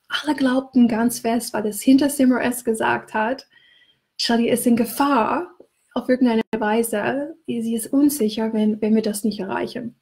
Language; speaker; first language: German; non-native, fluent; English